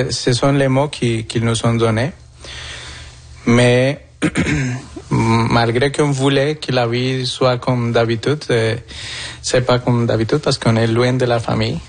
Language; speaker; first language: French; non-native, fluent; Spanish